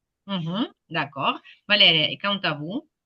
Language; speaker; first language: French; non-native, fluent; Ukrainian